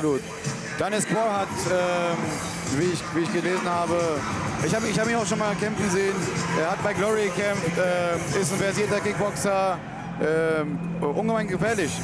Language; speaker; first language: German; native; German